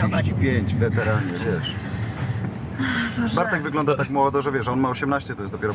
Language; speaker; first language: Polish; native; Polish